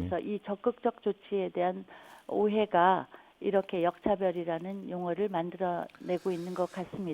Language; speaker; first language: Korean; native; Korean